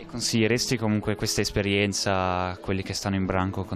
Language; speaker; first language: Italian; native; Italian